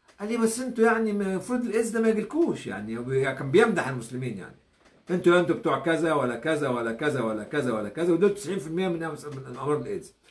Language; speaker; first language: Arabic; native; Arabic